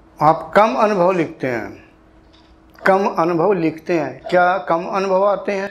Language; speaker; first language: Hindi; native; Hindi